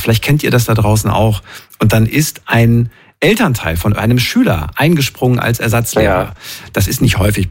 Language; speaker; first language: German; native; German